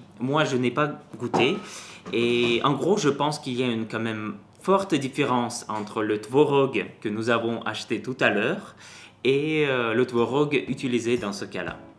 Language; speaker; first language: French; non-native, fluent; Russian